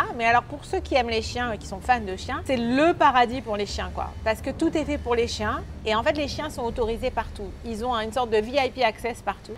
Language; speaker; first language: French; native; French